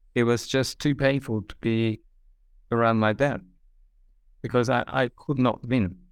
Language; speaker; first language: English; non-native, fluent; Hungarian